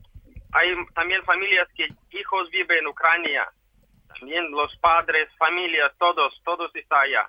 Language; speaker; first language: Spanish; non-native, learner; Ukrainian